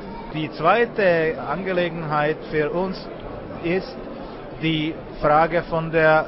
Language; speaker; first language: German; non-native, fluent; Czech